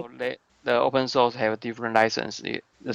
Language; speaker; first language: English; non-native, learner; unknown